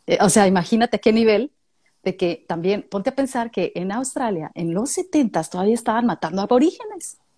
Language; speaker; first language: Spanish; native; Spanish